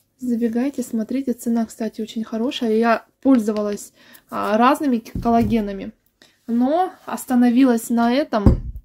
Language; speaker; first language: Russian; native; Russian